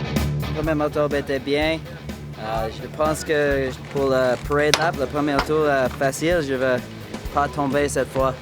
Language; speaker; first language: French; non-native, learner; English